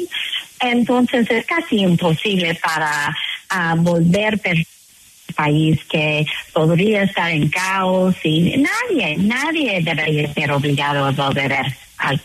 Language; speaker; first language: Spanish; non-native, fluent; English